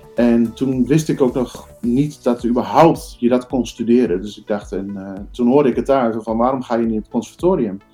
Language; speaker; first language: Dutch; native; Dutch